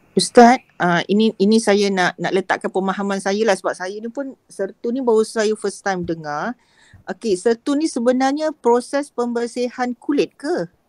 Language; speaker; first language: Malay; native; Malay